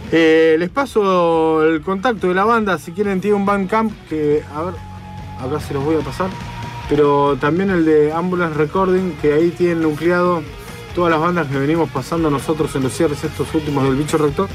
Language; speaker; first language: Spanish; native; Spanish